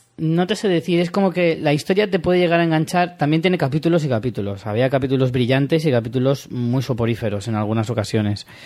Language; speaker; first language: Spanish; native; Spanish